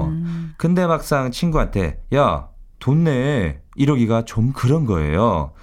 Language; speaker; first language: Korean; native; Korean